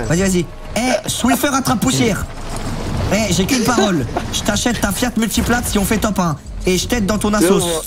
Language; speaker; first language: French; native; French